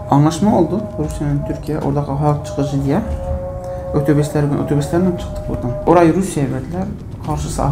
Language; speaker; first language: Turkish; non-native, learner; Arabic